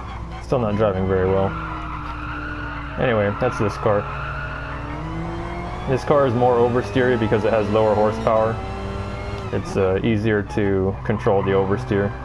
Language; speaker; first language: English; native; English